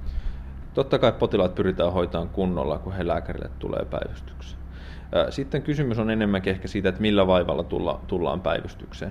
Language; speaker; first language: Finnish; native; Finnish